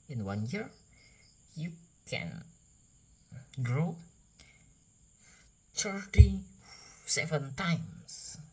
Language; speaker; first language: English; non-native, learner; Indonesian